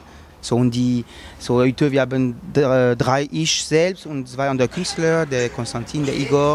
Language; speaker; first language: German; non-native, learner; French